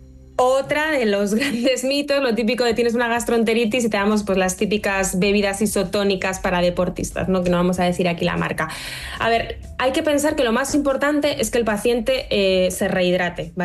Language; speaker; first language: Spanish; native; Spanish